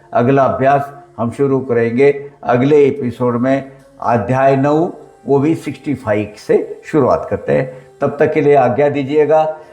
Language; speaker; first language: Hindi; non-native, local second language; Marathi